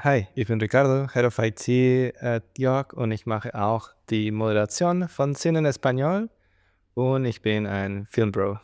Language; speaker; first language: German; non-native, fluent; Spanish